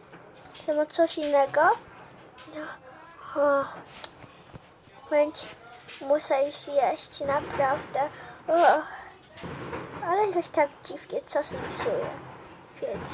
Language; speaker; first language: Polish; early bilingual, heritage; Polish